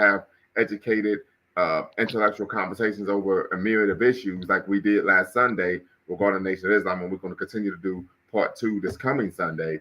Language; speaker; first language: English; native; English